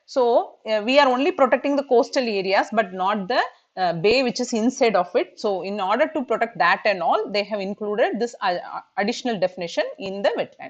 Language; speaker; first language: English; non-native, local second language; Tamil